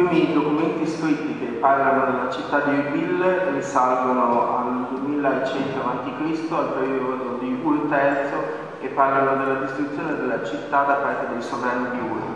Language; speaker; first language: Italian; native; Italian